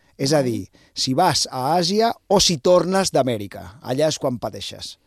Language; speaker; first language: Catalan; native; Catalan